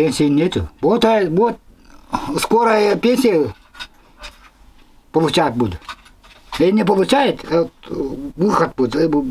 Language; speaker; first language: Russian; non-native, local second language; Yakut